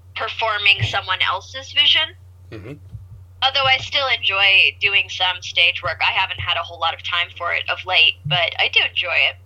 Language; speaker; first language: English; native; English